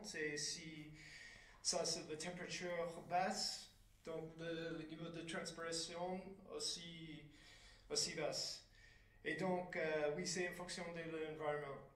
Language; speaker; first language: French; non-native, fluent; English